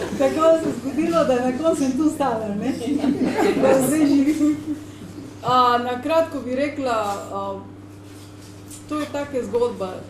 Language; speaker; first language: Slovenian; non-native, learner; Spanish